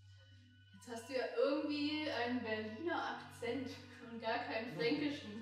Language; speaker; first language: German; native; German